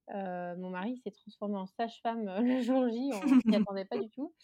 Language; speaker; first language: French; native; French